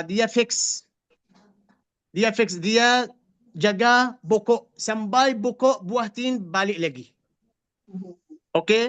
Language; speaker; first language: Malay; non-native, fluent; Arabic